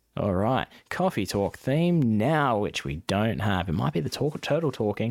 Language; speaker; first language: English; native; English